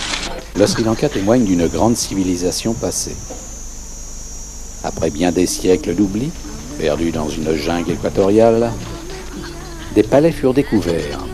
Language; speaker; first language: French; native; French